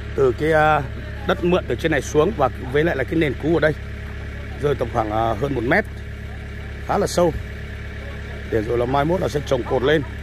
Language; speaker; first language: Vietnamese; non-native, local second language; Hmong